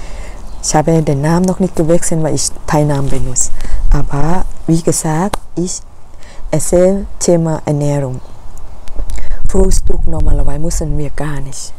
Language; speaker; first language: German; non-native, learner; Thai